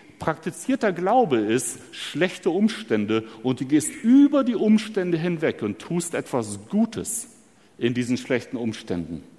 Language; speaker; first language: German; early bilingual, other home language; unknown